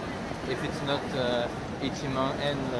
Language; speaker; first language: English; non-native, learner; French